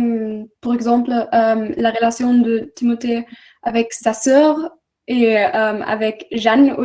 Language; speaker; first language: French; non-native, learner; German